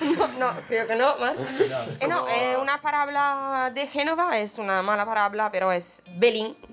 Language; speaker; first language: Spanish; non-native, learner; Italian